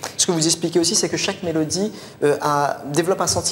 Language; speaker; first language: French; native; French